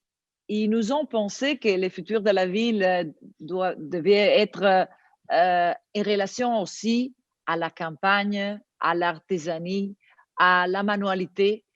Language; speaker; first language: French; non-native, fluent; Italian